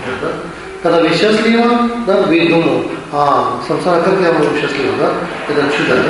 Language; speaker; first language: Russian; non-native, learner; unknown